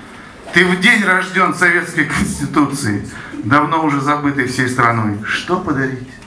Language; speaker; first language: Russian; native; Russian